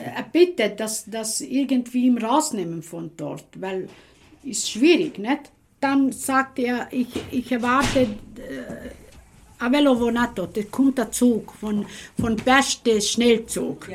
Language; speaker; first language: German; non-native, local second language; Romany